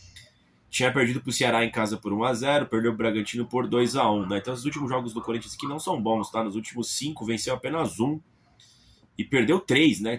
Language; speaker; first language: Portuguese; native; Portuguese